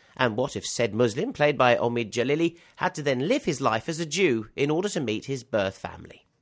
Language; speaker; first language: English; native; English